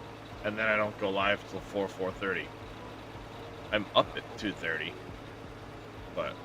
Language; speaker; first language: English; native; English